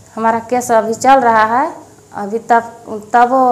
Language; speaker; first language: Hindi; native; Hindi